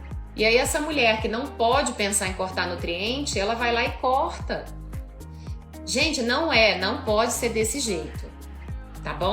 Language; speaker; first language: Portuguese; native; Portuguese